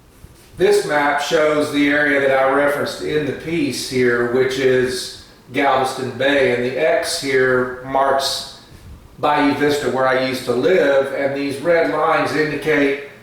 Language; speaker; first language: English; native; English